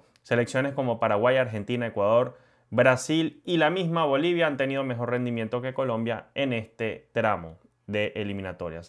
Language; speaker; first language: Spanish; native; Spanish